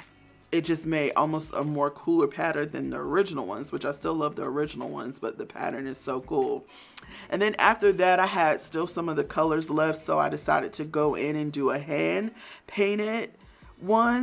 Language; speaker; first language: English; native; English